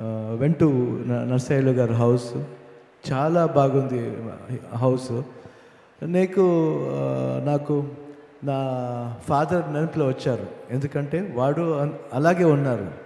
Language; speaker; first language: Telugu; non-native, learner; Kannada